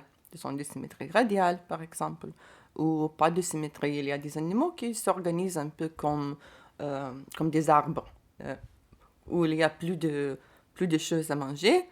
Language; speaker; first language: French; non-native, learner; Lithuanian